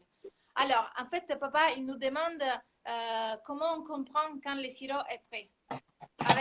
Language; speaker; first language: French; non-native, fluent; Italian